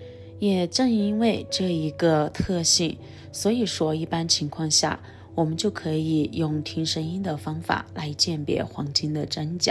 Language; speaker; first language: Chinese; native; Chinese